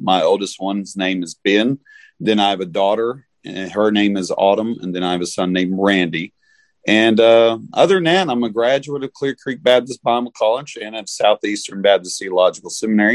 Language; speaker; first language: English; native; English